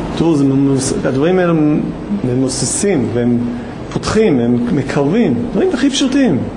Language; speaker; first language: Hebrew; non-native, fluent; English